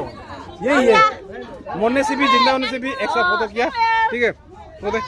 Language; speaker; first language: Hindi; non-native, local second language; Rongmei Naga